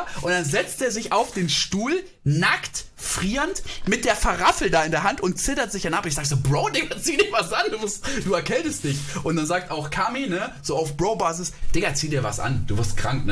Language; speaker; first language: German; native; German